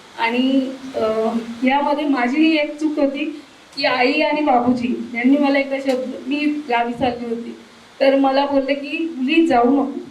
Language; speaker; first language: Marathi; native; Marathi